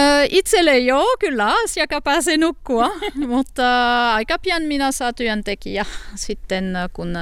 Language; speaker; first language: Finnish; non-native, learner; French